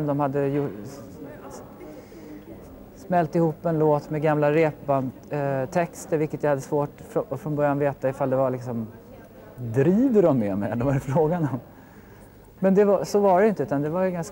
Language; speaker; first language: Swedish; native; Swedish